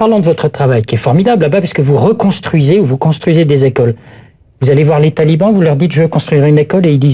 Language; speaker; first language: French; native; French